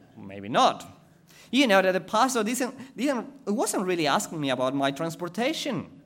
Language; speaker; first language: English; non-native, fluent; Spanish